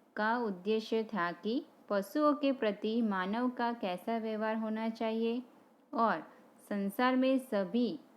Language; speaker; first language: Hindi; non-native, local second language; Gujarati